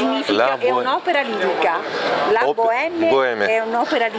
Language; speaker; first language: Italian; native; Italian